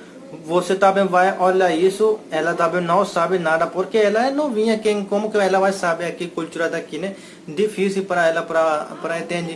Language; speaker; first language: Portuguese; non-native, learner; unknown